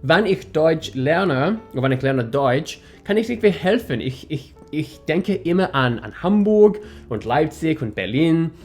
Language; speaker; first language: German; non-native, learner; English